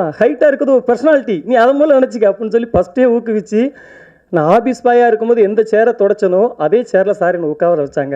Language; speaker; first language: Tamil; native; Tamil